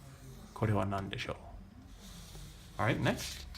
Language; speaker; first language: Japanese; non-native, learner; English